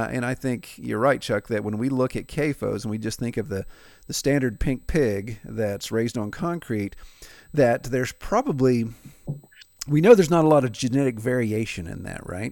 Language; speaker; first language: English; native; English